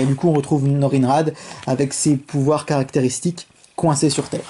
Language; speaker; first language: French; native; French